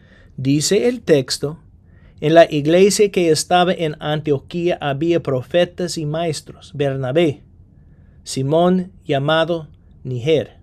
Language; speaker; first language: Spanish; non-native, fluent; English